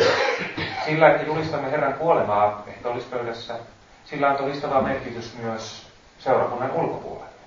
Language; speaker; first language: Finnish; native; Finnish